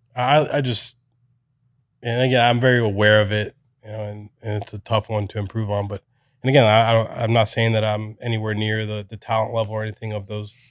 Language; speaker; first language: English; native; English